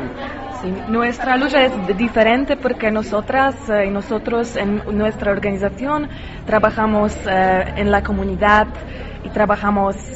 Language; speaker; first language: Spanish; non-native, learner; Polish